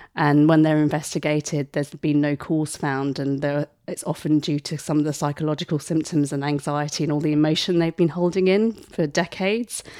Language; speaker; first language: English; native; English